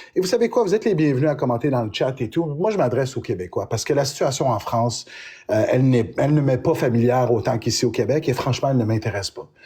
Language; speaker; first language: French; native; French